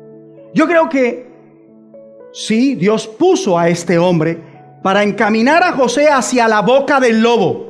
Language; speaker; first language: Spanish; native; Spanish